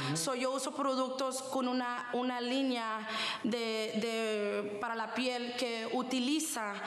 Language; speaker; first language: Spanish; early bilingual, heritage; Spanish